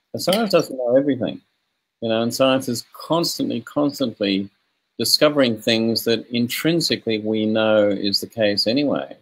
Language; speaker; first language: English; native; English